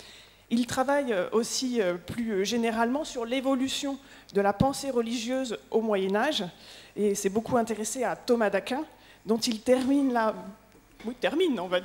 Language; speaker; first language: French; native; French